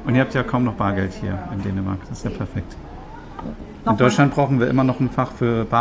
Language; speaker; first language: German; native; German